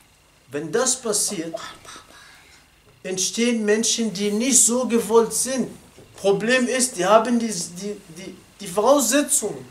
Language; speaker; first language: German; non-native, fluent; Arabic